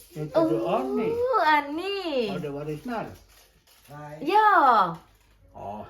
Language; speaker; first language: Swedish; non-native, learner; Thai